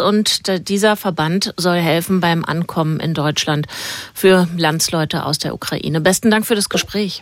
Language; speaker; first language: German; native; German